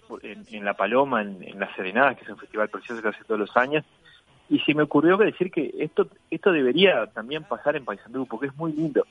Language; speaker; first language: Spanish; native; Spanish